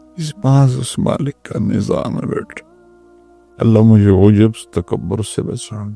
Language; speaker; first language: Urdu; non-native, local second language; Punjabi